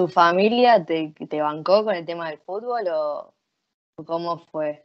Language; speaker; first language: Spanish; native; Spanish